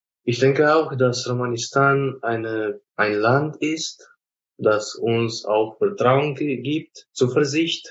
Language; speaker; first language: German; non-native, fluent; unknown